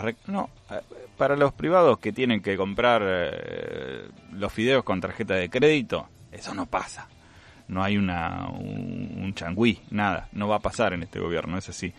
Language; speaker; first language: Spanish; native; Spanish